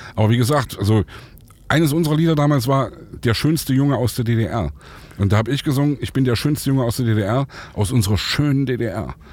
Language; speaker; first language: German; native; German